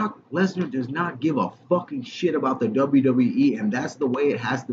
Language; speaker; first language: English; native; English